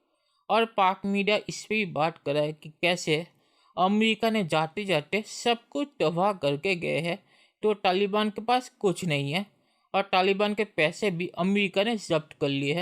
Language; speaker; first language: Hindi; native; Hindi